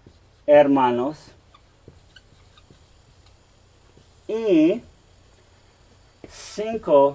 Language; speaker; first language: Spanish; non-native, fluent; English